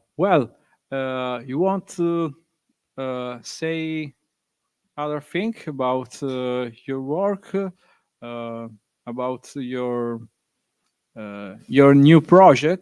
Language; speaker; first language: English; non-native, learner; Italian